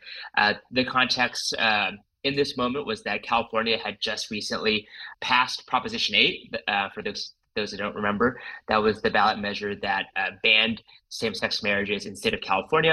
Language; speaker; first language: English; native; English